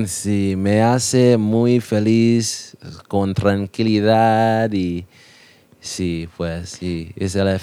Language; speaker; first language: Spanish; non-native, learner; English